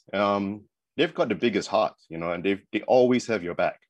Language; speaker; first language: English; native; English